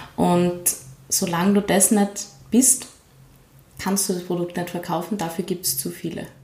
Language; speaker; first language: German; native; German